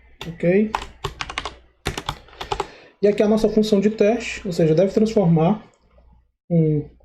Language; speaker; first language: Portuguese; native; Portuguese